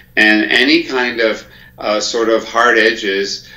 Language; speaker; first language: English; native; English